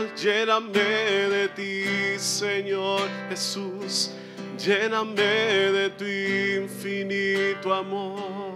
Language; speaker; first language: Spanish; native; Spanish